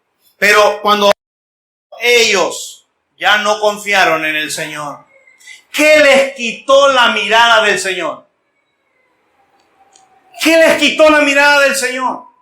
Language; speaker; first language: Spanish; native; Spanish